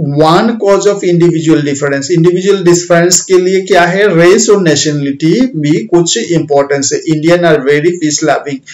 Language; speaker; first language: Hindi; non-native, local second language; Bangla